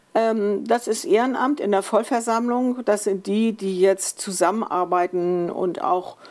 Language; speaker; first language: German; native; German